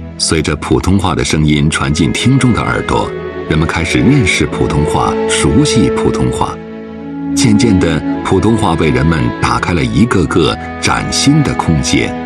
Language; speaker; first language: Chinese; native; Chinese